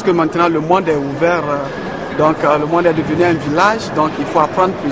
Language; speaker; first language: French; non-native, fluent; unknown